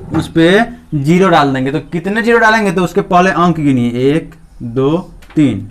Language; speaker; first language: Hindi; native; Hindi